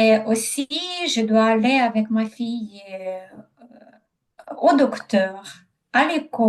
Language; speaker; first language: French; non-native, learner; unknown